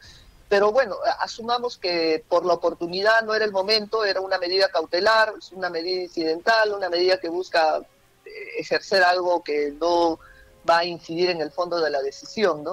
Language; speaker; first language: Spanish; native; Spanish